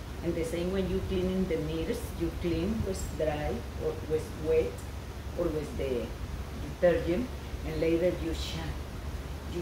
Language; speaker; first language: English; non-native, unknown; Spanish